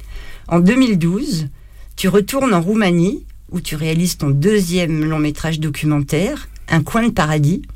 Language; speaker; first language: French; native; French